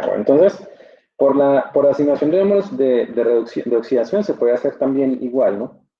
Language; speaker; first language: Spanish; native; Spanish